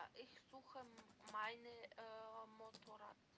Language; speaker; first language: German; non-native, learner; Macedonian